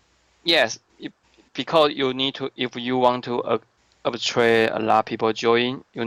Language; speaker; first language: English; non-native, learner; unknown